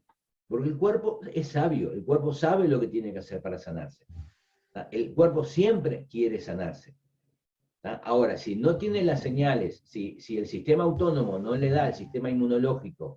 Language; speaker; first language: Spanish; native; Spanish